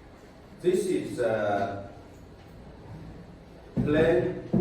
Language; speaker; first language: English; non-native, fluent; Chinese